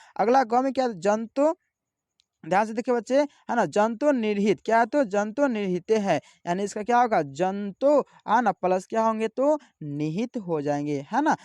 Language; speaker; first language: Hindi; native; Hindi